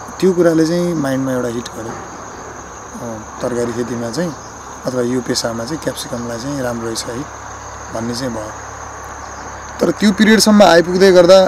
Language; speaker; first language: Nepali; native; Nepali